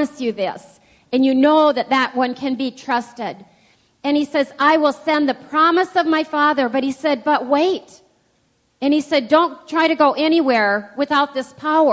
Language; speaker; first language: English; native; English